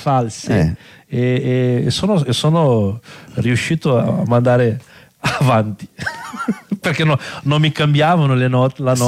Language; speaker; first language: Italian; non-native, fluent; Portuguese